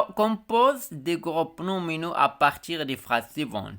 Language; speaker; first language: French; non-native, local second language; Arabic